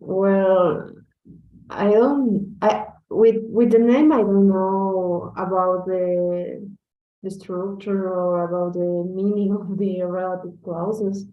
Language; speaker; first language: English; non-native, learner; Spanish